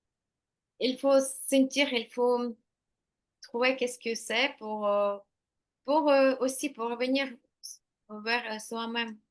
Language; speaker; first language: French; non-native, learner; Ukrainian